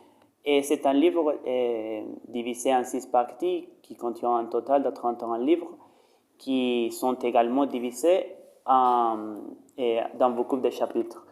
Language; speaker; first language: French; non-native, learner; Spanish